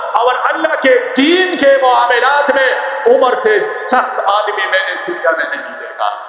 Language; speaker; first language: Urdu; non-native, local second language; Pashto